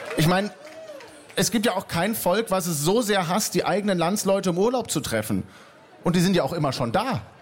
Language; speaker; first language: German; native; German